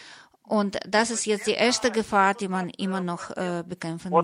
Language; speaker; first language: German; non-native, fluent; Russian